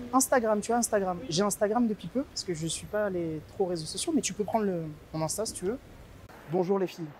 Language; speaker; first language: French; native; French